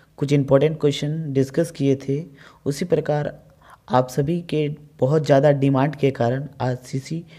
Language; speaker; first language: Hindi; native; Hindi